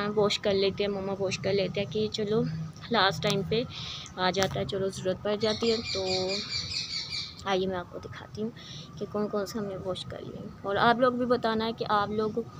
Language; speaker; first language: Urdu; native; Urdu